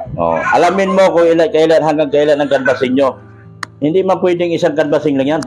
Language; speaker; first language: Filipino; non-native, local second language; Cebuano